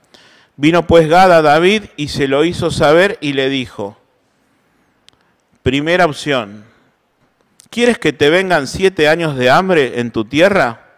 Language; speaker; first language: Spanish; native; Spanish